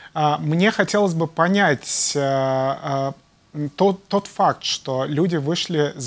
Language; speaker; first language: Russian; native; Russian